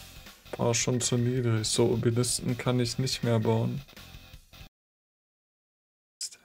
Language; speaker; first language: German; native; German